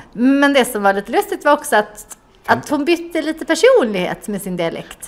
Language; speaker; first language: Swedish; native; Swedish